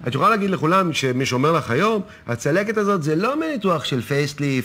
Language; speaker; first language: Hebrew; native; Hebrew